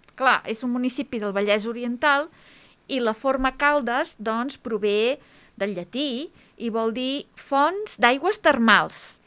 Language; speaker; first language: Catalan; native; Catalan